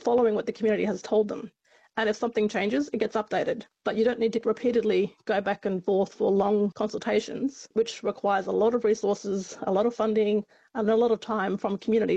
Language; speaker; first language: English; native; English